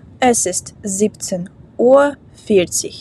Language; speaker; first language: German; non-native, fluent; Ukrainian